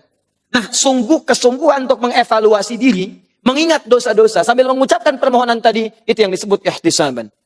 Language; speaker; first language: Indonesian; native; Indonesian